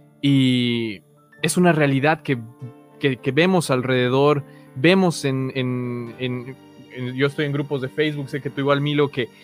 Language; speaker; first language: Spanish; native; Spanish